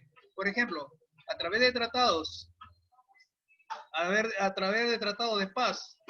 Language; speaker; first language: Spanish; native; Spanish